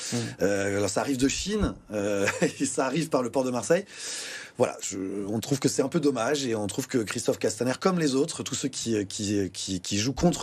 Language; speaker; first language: French; native; French